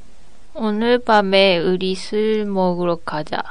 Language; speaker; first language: Korean; non-native, learner; Japanese